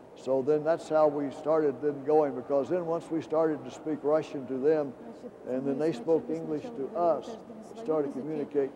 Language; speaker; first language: English; native; English